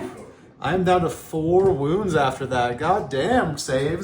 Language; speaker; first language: English; native; English